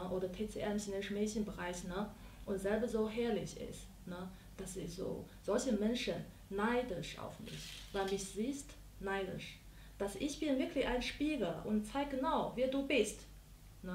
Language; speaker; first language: German; non-native, learner; Chinese